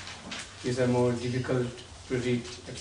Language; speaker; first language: English; non-native, learner; Tibetan